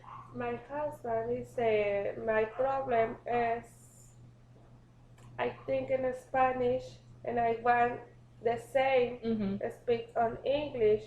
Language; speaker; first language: English; non-native, learner; Spanish